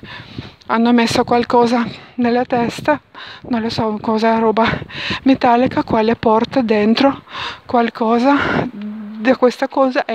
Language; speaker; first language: Italian; non-native, learner; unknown